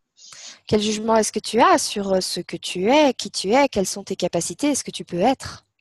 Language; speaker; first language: French; native; French